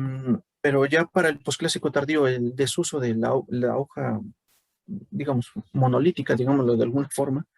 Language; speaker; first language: Spanish; native; Spanish